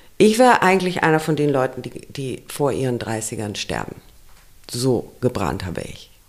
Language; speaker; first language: German; early bilingual, other home language; Romanian